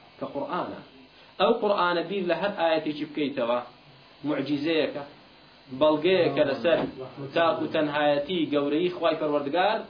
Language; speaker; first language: Central Kurdish; non-native, local second language; Kurdish